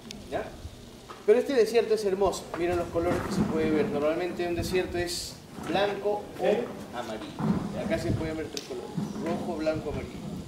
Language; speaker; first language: Spanish; native; Spanish